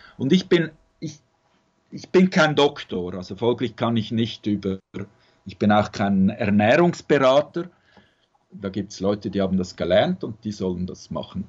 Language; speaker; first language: German; native; German